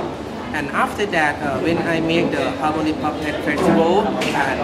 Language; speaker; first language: English; non-native, learner; Thai